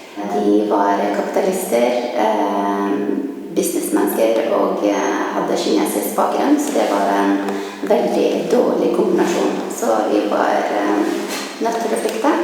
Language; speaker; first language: Norwegian; early bilingual, other home language; Vietnamese